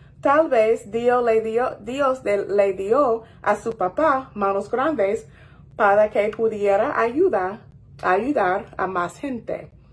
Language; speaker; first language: Spanish; non-native, fluent; English